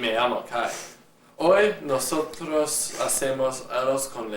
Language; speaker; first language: Spanish; non-native, learner; English